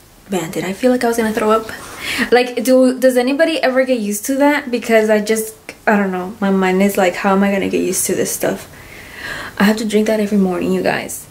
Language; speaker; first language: English; early bilingual, other home language; Spanish